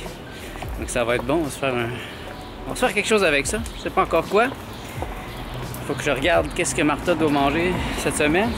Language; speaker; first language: French; native; French